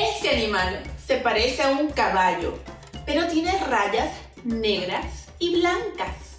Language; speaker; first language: Spanish; non-native, fluent; English